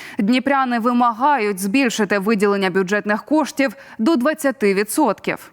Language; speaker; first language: Ukrainian; native; Ukrainian